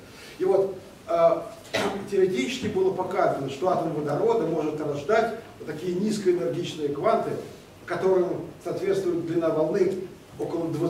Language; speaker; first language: Russian; native; Russian